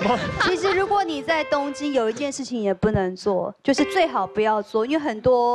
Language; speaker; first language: Chinese; native; Chinese